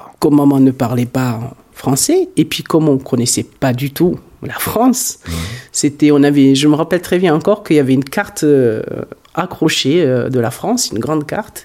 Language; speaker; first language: French; early bilingual, other home language; Hungarian